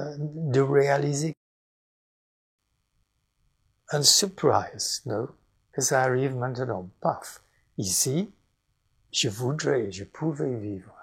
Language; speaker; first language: French; non-native, fluent; English